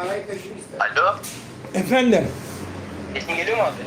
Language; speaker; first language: Turkish; native; Turkish